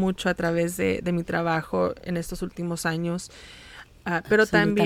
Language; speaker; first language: Spanish; early bilingual, heritage; Spanish